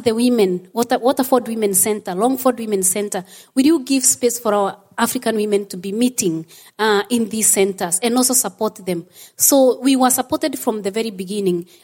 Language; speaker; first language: English; non-native, local second language; Kikuyu